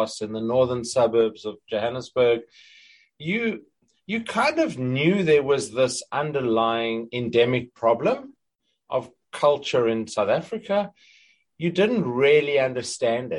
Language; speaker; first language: English; native; English